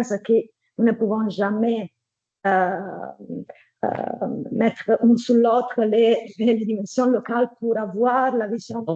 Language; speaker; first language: French; non-native, fluent; Italian